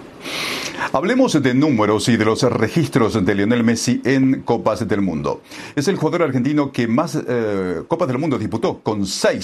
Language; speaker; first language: Spanish; native; Spanish